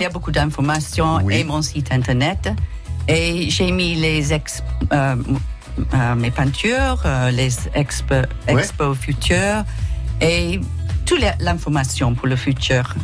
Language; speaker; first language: French; non-native, learner; English